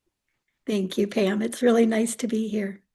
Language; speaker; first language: English; native; English